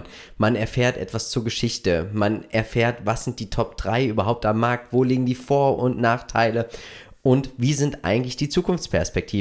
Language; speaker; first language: German; native; German